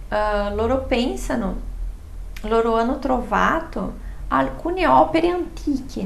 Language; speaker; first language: Italian; non-native, fluent; Portuguese